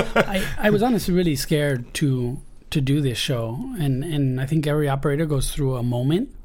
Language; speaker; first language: English; early bilingual, other home language; Spanish